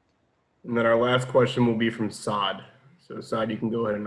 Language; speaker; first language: English; native; English